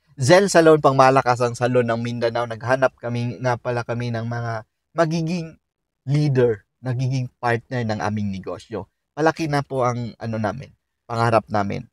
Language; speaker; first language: Filipino; native; Filipino